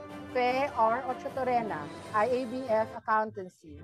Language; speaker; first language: English; non-native, local second language; Filipino